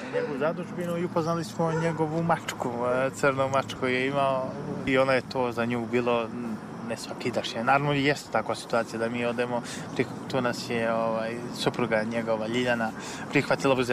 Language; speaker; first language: Serbian; native; Serbian